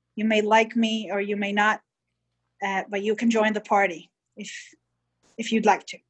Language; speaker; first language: English; early bilingual, other home language; Hebrew